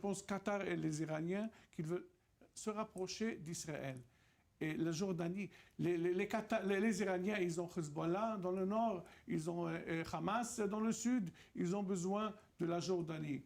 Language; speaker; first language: French; non-native, fluent; Arabic